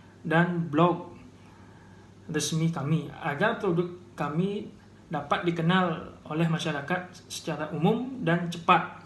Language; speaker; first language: Indonesian; native; Indonesian